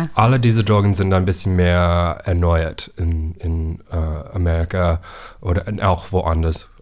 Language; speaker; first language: German; non-native, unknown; English